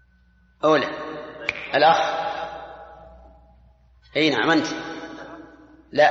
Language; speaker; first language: Arabic; native; Arabic